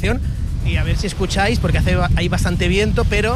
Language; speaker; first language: Spanish; native; Spanish